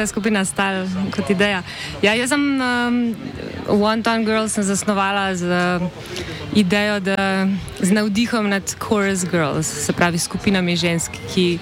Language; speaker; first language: Slovenian; native; Slovenian